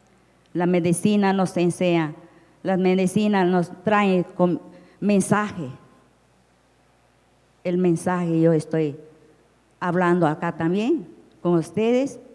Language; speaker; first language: Spanish; non-native, local second language; Shipibo-Conibo